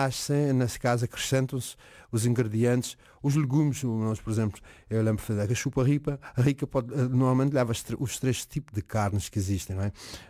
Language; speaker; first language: Portuguese; non-native, local second language; Kabuverdianu